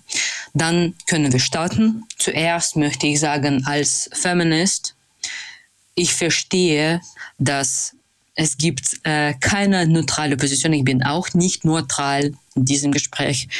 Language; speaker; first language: German; non-native, fluent; Russian